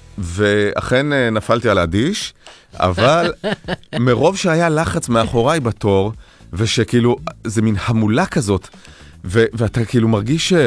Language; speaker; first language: Hebrew; native; Hebrew